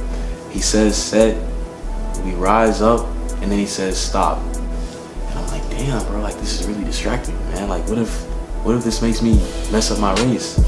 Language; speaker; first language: English; native; English